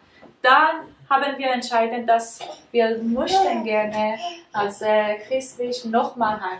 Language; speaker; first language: German; non-native, learner; Persian